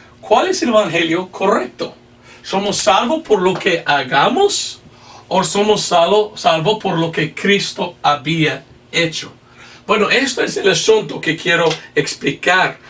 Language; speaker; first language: Spanish; non-native, fluent; English